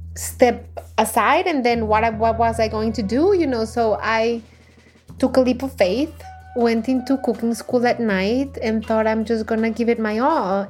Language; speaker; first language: English; non-native, fluent; Spanish